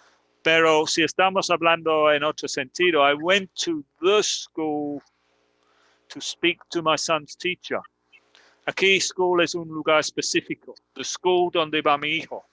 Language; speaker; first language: Spanish; non-native, fluent; English